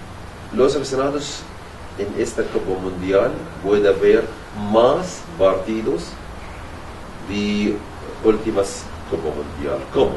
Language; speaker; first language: Spanish; non-native, learner; Arabic